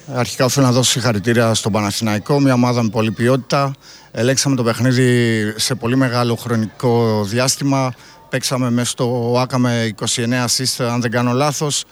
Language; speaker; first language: Greek; native; Greek